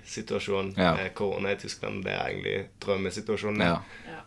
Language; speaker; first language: Norwegian; non-native, learner; German